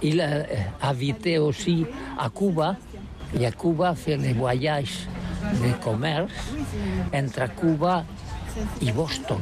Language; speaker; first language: French; non-native, learner; Catalan